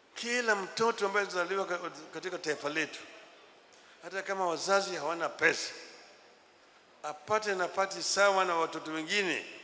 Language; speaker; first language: Swahili; non-native, local second language; Luo (Kenya and Tanzania)